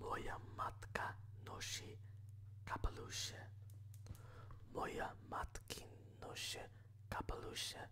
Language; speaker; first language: Polish; non-native, learner; English